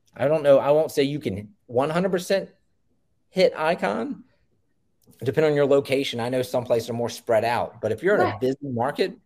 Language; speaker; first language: English; native; English